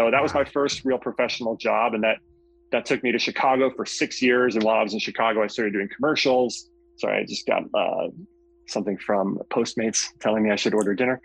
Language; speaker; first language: English; native; English